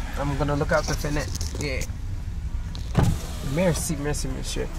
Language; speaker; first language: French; non-native, learner; English